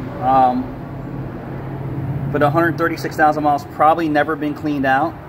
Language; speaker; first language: English; native; English